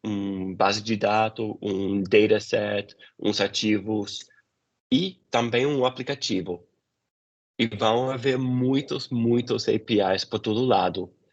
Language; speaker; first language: Portuguese; non-native, fluent; English